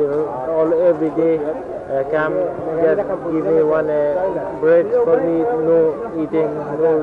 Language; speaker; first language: English; non-native, learner; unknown